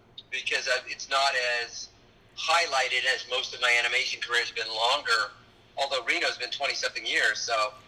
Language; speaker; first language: English; early bilingual, other home language; Spanish